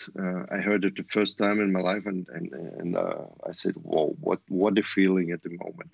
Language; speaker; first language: English; non-native, fluent; German